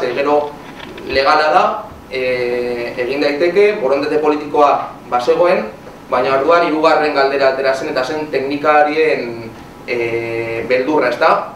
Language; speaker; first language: Basque; non-native, local second language; Spanish